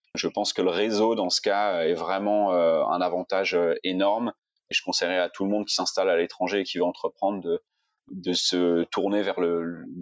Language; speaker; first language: French; native; French